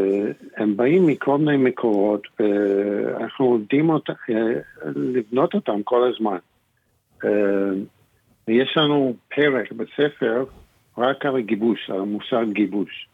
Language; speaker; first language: Hebrew; non-native, fluent; English